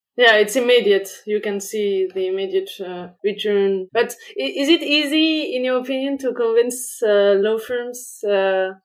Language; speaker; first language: English; non-native, fluent; French